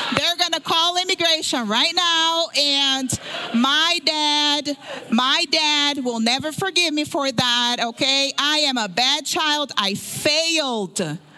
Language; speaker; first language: English; early bilingual, other home language; Portuguese